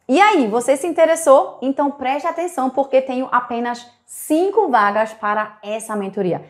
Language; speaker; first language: Portuguese; native; Portuguese